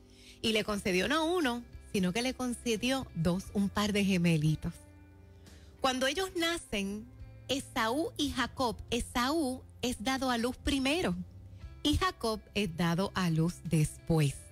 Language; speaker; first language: Spanish; native; Spanish